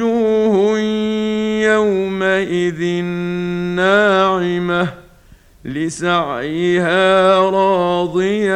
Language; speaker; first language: Arabic; native; Arabic